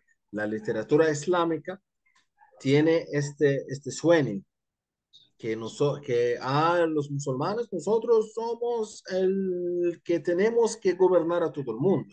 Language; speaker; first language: Spanish; non-native, fluent; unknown